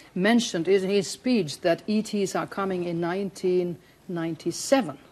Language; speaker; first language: English; non-native, fluent; Finnish